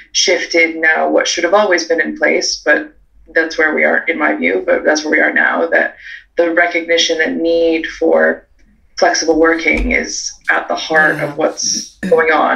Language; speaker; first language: English; native; English